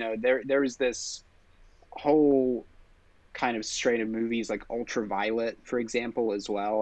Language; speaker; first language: English; native; English